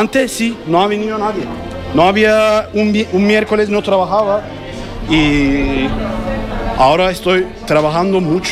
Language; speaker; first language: Spanish; non-native, learner; Turkish